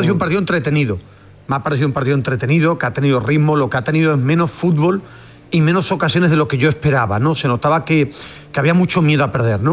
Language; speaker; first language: Spanish; native; Spanish